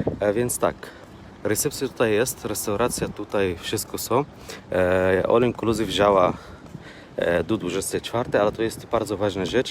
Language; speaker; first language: Polish; non-native, learner; Arabic